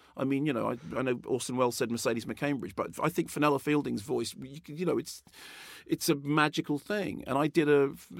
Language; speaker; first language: English; native; English